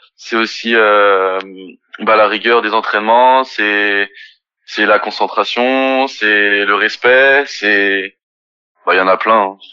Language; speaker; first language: French; native; French